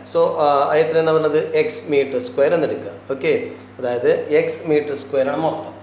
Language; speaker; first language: Malayalam; native; Malayalam